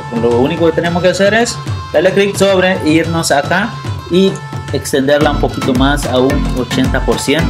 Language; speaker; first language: Spanish; native; Spanish